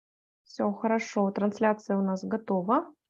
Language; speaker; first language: Russian; native; Russian